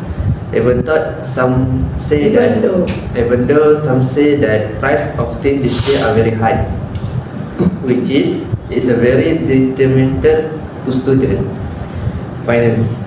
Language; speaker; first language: English; non-native, learner; Malay